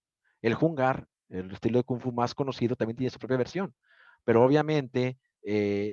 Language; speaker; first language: Spanish; native; Spanish